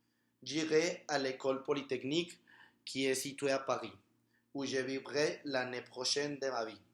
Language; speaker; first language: French; non-native, learner; Spanish